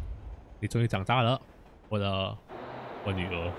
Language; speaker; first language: Chinese; native; Chinese